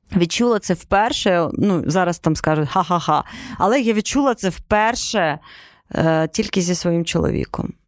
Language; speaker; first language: Ukrainian; non-native, local second language; Crimean Tatar